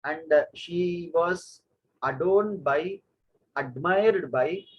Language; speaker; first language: English; non-native, local second language; Kannada